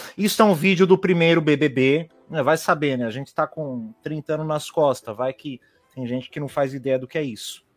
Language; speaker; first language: Portuguese; native; Portuguese